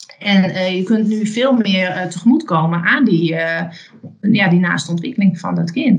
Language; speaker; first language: Dutch; native; Dutch